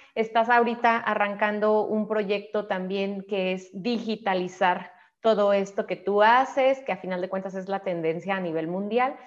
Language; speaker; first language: Spanish; native; Spanish